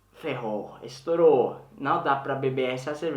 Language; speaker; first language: Portuguese; non-native, learner; Swedish